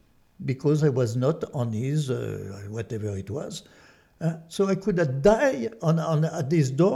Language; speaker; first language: English; non-native, fluent; French